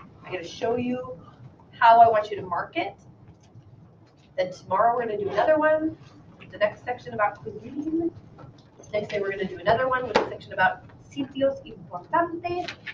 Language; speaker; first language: English; native; English